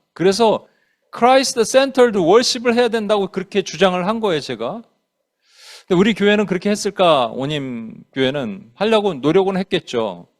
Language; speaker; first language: Korean; native; Korean